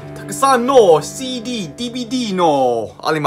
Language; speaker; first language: Japanese; non-native, learner; English